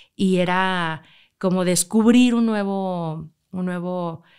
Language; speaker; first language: Spanish; native; Spanish